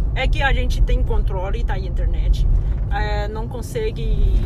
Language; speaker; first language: Portuguese; non-native, fluent; Chinese